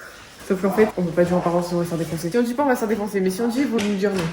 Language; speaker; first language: French; native; French